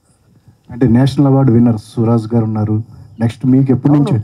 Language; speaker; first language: Telugu; native; Telugu